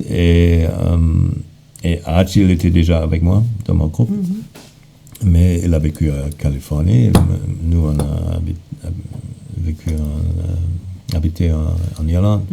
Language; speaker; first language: French; non-native, fluent; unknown